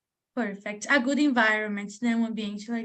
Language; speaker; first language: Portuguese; native; Portuguese